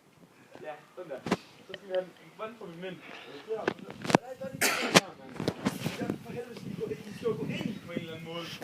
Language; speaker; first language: Danish; native; Danish